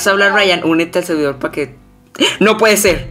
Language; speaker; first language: Spanish; native; Spanish